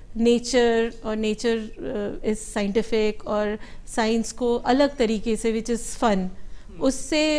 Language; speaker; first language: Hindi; native; Hindi